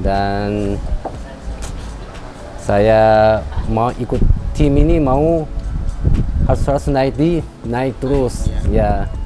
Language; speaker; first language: Indonesian; non-native, fluent; Korean